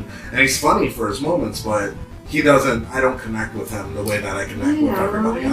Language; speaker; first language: English; native; English